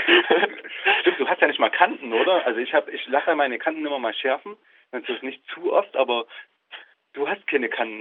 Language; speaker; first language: German; native; German